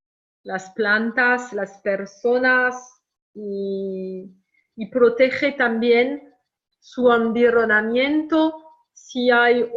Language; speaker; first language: Spanish; non-native, fluent; French